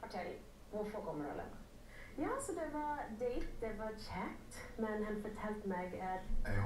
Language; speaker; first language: Norwegian; early bilingual, heritage; English